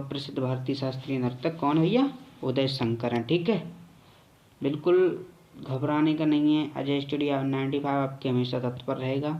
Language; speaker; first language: Hindi; native; Hindi